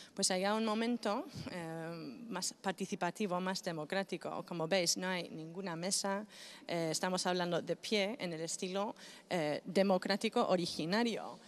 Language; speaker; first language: Spanish; non-native, fluent; Greek